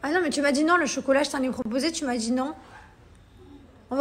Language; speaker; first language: French; native; French